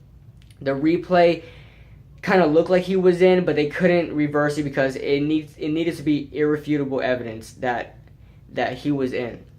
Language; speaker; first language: English; native; English